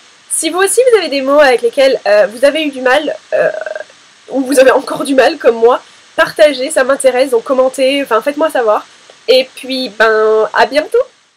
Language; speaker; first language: French; native; French